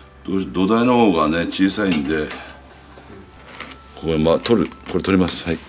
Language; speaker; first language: Japanese; native; Japanese